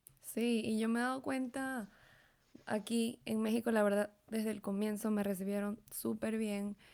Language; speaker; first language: Spanish; native; Spanish